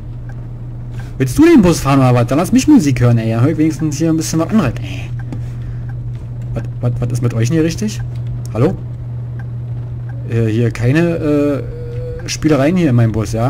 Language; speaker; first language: German; native; German